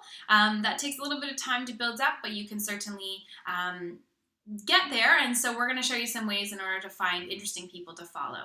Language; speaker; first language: English; native; English